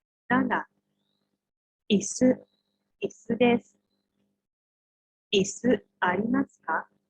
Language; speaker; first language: Japanese; non-native, learner; Indonesian